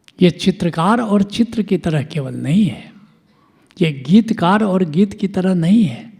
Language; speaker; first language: Hindi; non-native, local second language; Bhojpuri